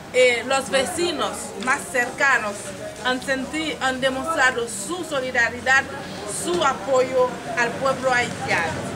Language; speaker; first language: Spanish; non-native, fluent; Haitian Creole